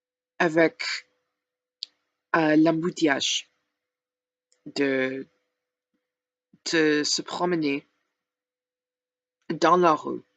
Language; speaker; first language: French; non-native, learner; English